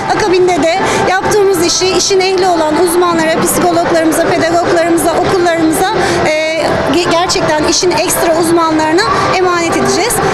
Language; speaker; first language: Turkish; native; Turkish